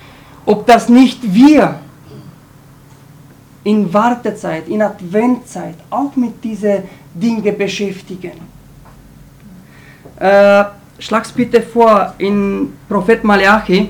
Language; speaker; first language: German; non-native, fluent; Romanian